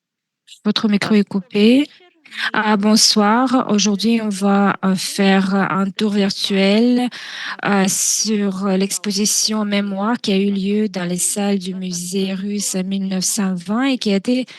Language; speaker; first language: French; non-native, fluent; Russian